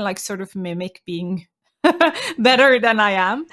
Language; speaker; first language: English; non-native, fluent; Norwegian